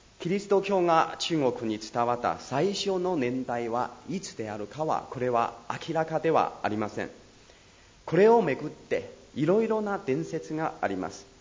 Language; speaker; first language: Japanese; non-native, fluent; Chinese